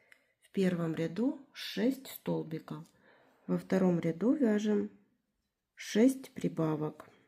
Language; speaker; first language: Russian; native; Russian